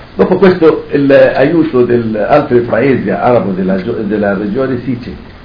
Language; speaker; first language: Italian; non-native, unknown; Arabic